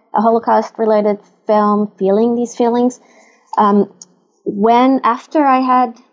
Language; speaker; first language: English; non-native, fluent; Hebrew